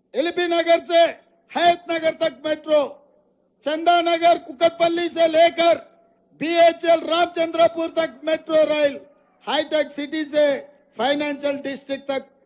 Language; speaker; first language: Hindi; non-native, local second language; Telugu